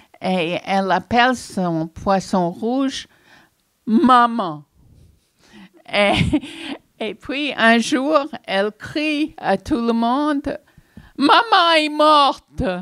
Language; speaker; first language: French; non-native, fluent; English